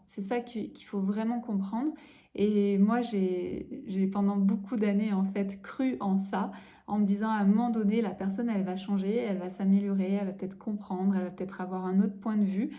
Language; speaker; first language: French; native; French